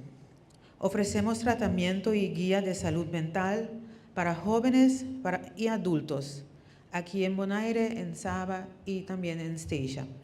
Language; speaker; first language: Spanish; non-native, fluent; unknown